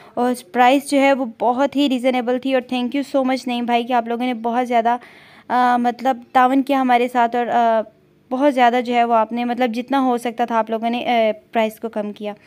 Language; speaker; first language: Urdu; non-native, local second language; Punjabi